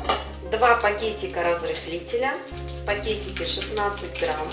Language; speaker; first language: Russian; native; Russian